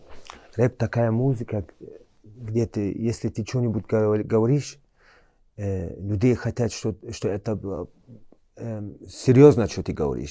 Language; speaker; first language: Russian; early bilingual, heritage; Chechen